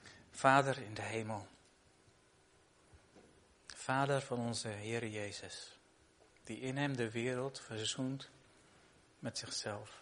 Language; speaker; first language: Dutch; native; Dutch